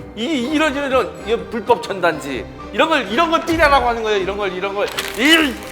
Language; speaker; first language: Korean; native; Korean